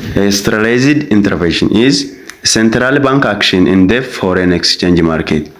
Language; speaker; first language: English; non-native, local second language; Amharic